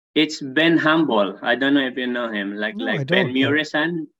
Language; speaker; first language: English; non-native, local second language; Filipino